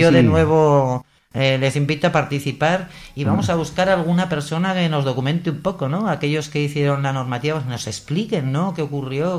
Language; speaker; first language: Spanish; native; Spanish